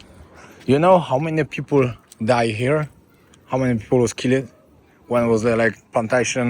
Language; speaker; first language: English; non-native, learner; Polish